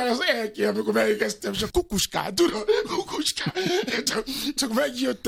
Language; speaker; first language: Hungarian; non-native, learner; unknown